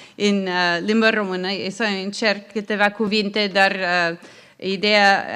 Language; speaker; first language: Romanian; non-native, learner; English